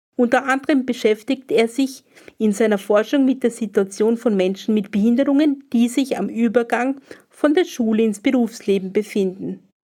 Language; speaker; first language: German; native; German